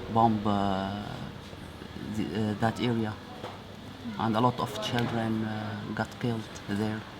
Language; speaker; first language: English; non-native, learner; Arabic